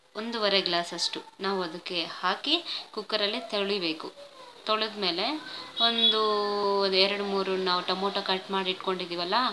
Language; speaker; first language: Kannada; non-native, local second language; Telugu